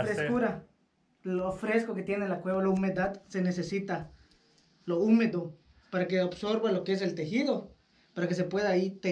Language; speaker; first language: Spanish; native; Spanish